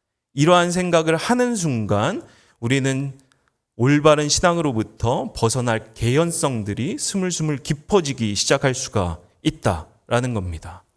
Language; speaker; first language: Korean; native; Korean